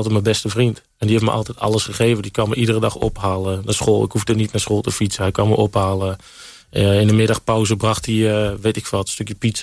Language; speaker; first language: Dutch; native; Dutch